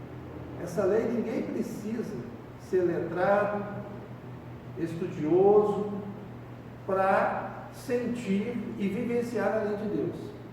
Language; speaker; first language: Portuguese; native; Portuguese